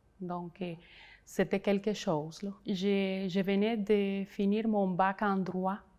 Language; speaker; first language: French; non-native, fluent; Spanish